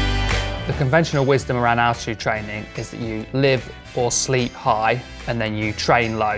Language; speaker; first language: English; native; English